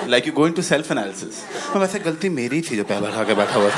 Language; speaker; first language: Hindi; native; Hindi